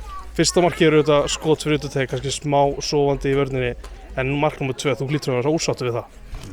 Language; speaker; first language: Icelandic; native; Icelandic